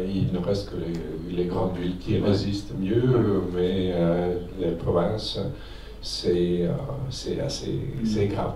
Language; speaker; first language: French; non-native, fluent; Serbian